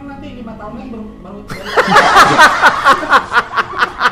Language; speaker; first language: Indonesian; native; Indonesian